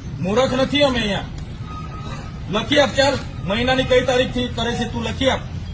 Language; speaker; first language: Gujarati; non-native, local second language; Vasavi